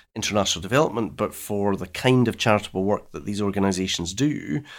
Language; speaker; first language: English; native; English